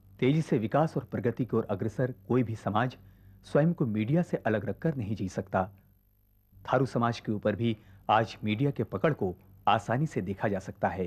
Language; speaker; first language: Hindi; native; Hindi